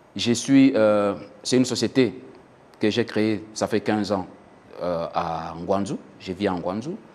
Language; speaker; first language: French; non-native, local second language; Swahili